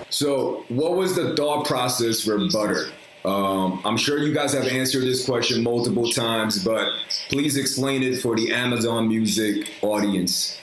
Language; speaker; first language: English; early bilingual, other home language; Korean